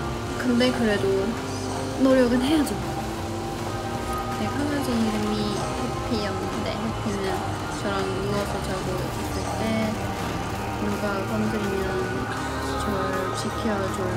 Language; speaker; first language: Korean; non-native, fluent; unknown